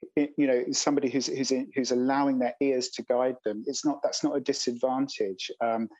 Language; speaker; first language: English; native; English